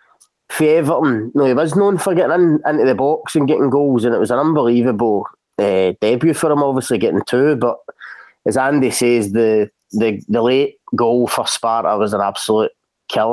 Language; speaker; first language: English; native; English